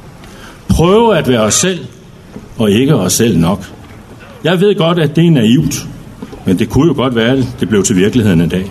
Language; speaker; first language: Danish; native; Danish